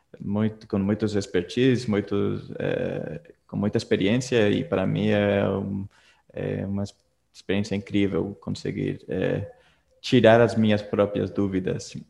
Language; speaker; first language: Portuguese; non-native, fluent; Spanish